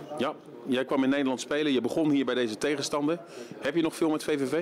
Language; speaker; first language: Dutch; native; Dutch